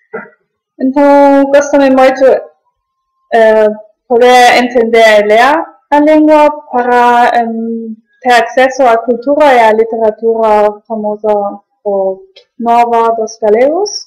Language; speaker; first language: Galician; non-native, learner; German